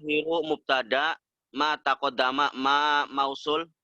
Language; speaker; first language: Arabic; non-native, learner; Indonesian